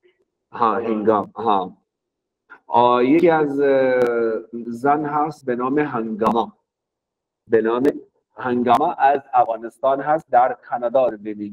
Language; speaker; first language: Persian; non-native, fluent; Urdu